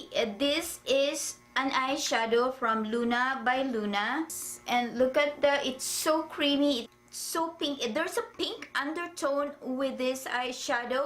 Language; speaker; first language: English; non-native, fluent; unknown